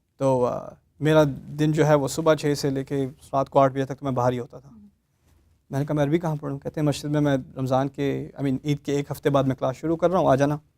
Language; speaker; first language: Urdu; early bilingual, heritage; Urdu